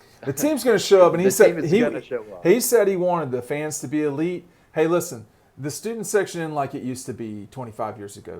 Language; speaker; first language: English; native; English